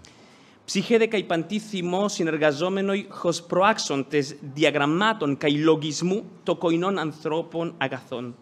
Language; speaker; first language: Greek; non-native, fluent; Spanish